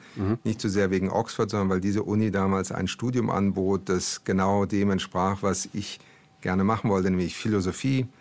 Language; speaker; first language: German; early bilingual, other home language; Portuguese